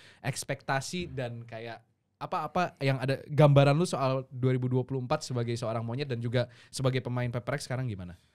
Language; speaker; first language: Indonesian; native; Indonesian